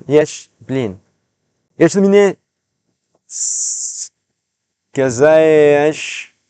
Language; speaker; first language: Russian; non-native, learner; English